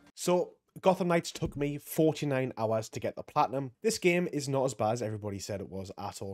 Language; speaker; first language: English; native; English